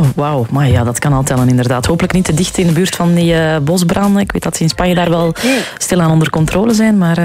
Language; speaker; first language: Dutch; native; Dutch